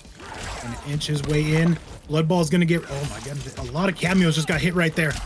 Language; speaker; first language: English; native; English